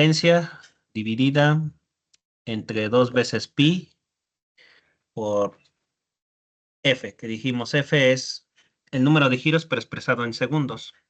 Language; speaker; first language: Spanish; native; Spanish